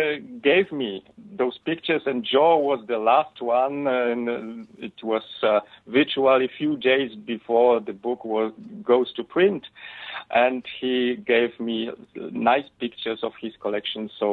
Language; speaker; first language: English; non-native, fluent; Polish